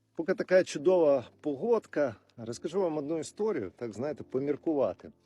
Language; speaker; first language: Ukrainian; non-native, local second language; Russian